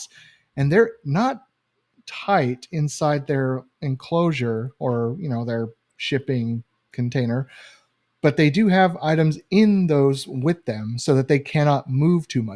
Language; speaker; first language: English; native; English